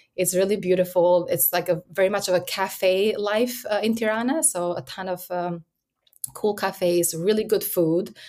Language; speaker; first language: English; early bilingual, other home language; Albanian